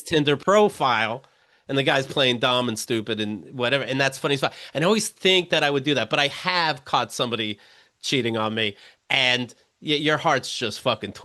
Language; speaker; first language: English; native; English